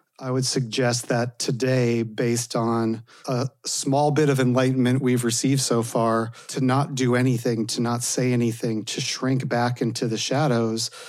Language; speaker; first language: English; native; English